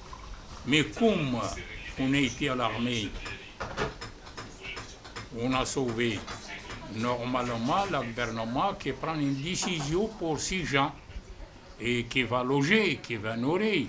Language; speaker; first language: French; non-native, fluent; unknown